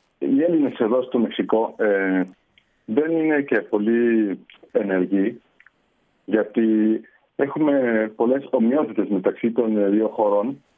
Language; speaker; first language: Greek; non-native, fluent; Spanish